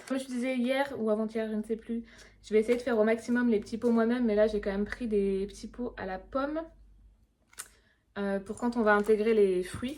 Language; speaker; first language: French; native; French